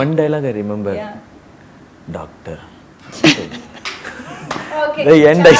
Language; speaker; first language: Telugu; non-native, learner; Tamil